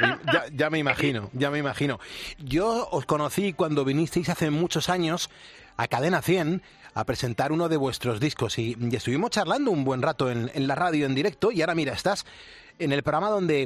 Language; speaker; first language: Spanish; native; Spanish